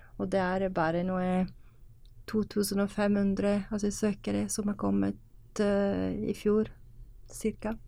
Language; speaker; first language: Norwegian; non-native, fluent; Italian